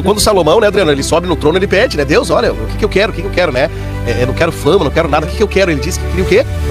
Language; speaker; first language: Portuguese; native; Portuguese